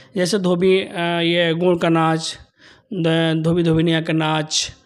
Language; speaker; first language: Hindi; native; Hindi